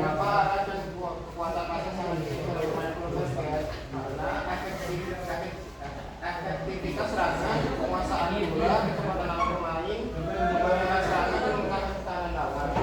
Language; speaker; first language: Indonesian; native; Indonesian